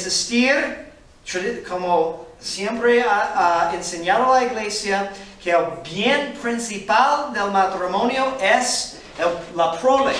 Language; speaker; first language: Spanish; non-native, fluent; English